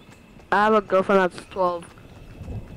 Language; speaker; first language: English; early bilingual, other home language; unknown